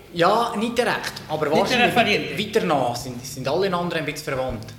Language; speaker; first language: German; native; German